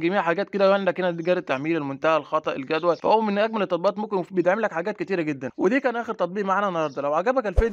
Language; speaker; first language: Arabic; native; Arabic